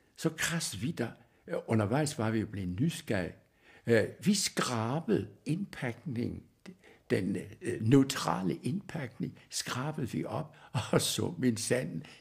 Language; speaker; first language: Danish; early bilingual, heritage; German